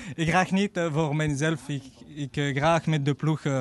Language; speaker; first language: Dutch; non-native, learner; Arabic